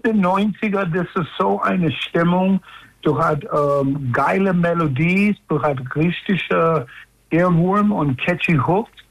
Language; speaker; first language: German; non-native, learner; English